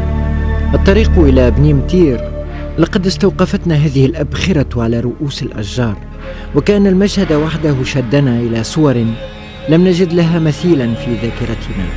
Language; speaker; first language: Arabic; native; Arabic